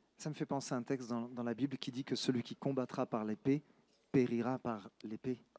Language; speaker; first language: French; native; French